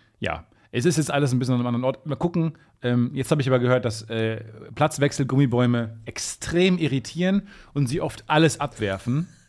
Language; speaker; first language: German; native; German